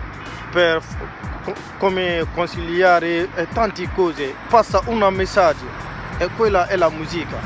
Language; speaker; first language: Italian; non-native, learner; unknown